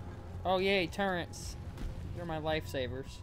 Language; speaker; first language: English; native; English